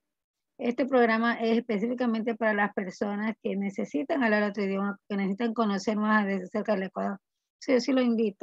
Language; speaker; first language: Spanish; native; Spanish